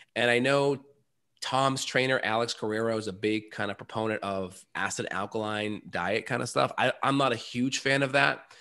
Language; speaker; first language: English; native; English